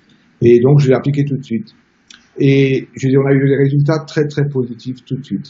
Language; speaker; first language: French; native; French